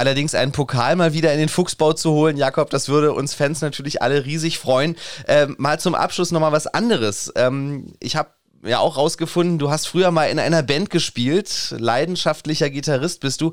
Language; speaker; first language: German; native; German